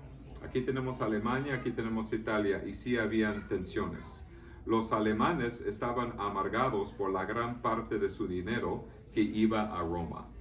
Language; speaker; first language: Spanish; early bilingual, heritage; Spanish